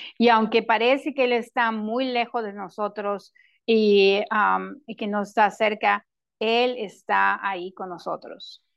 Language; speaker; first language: Spanish; non-native, local second language; English